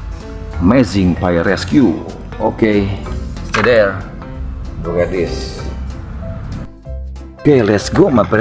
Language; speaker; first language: English; non-native, learner; Indonesian